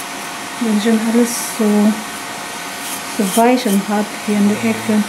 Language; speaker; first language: German; non-native, learner; Filipino